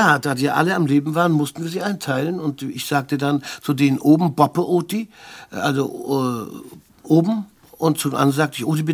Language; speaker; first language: German; native; German